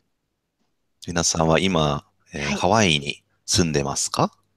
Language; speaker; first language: Japanese; non-native, fluent; English